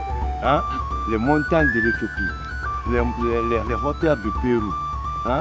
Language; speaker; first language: French; non-native, local second language; Fula